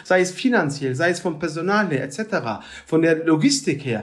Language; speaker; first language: German; early bilingual, other home language; Turkish